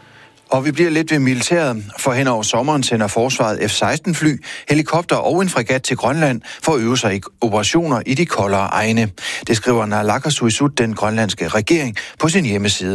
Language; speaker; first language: Danish; native; Danish